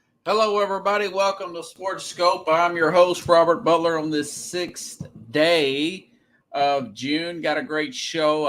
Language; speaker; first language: English; native; English